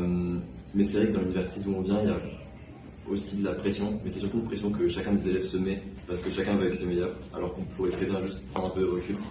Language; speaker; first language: French; native; French